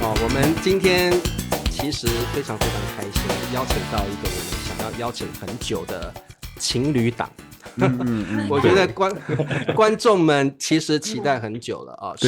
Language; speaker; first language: Chinese; native; Chinese